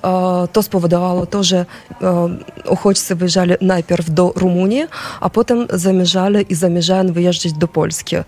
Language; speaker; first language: Polish; non-native, fluent; Ukrainian